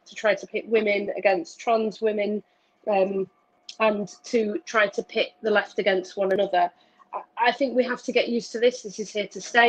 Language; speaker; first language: English; native; English